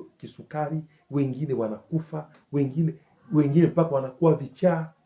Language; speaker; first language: Swahili; native; Swahili